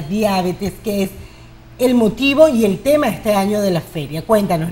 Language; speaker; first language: Spanish; native; Spanish